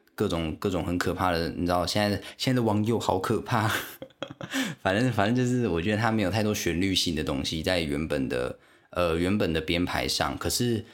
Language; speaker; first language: Chinese; non-native, local second language; Min Nan Chinese